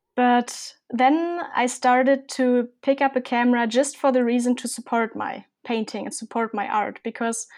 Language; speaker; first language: English; non-native, fluent; German